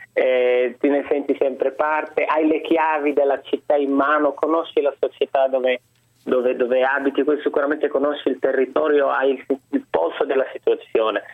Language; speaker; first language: Italian; early bilingual, other home language; Arabic